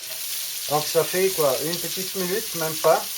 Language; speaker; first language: French; non-native, fluent; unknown